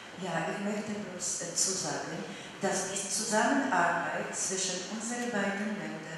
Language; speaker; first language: German; non-native, fluent; Polish